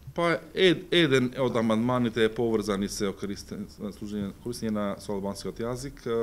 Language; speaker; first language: Macedonian; non-native, local second language; Albanian